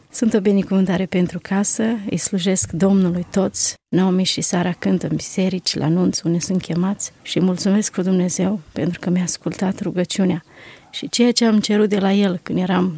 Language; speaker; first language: Romanian; native; Romanian